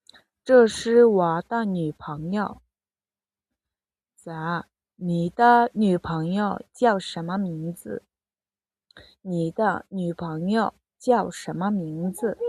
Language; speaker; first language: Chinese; non-native, fluent; Mongolian